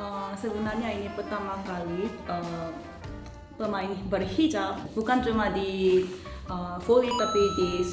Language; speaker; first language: Indonesian; non-native, fluent; Korean